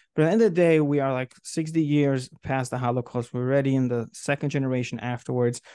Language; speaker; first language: English; native; English